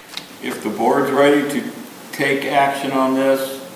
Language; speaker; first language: English; native; English